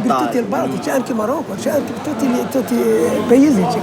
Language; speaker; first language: Italian; non-native, learner; Arabic